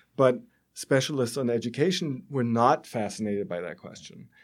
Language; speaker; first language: English; non-native, fluent; German